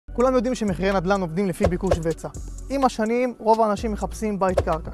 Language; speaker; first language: Hebrew; native; Hebrew